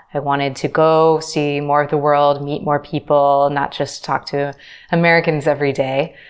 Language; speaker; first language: English; native; English